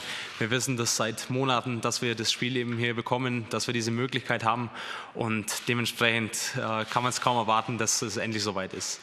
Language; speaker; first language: German; native; German